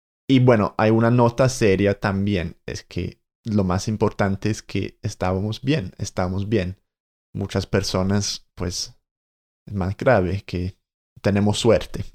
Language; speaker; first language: Spanish; non-native, fluent; English